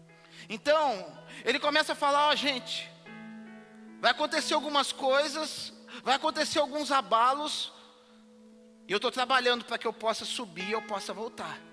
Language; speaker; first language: Portuguese; native; Portuguese